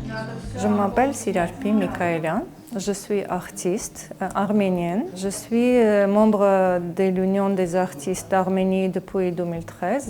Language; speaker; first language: French; non-native, learner; Armenian